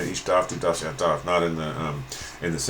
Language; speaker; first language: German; non-native, fluent; English